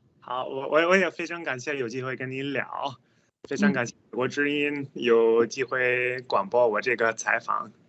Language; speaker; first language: Chinese; non-native, fluent; English